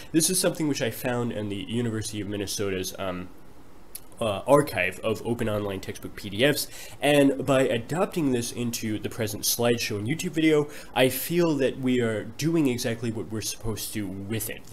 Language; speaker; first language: English; native; English